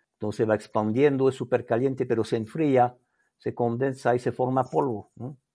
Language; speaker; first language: Spanish; non-native, fluent; French